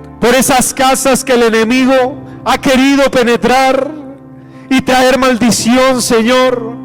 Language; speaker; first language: Spanish; native; Spanish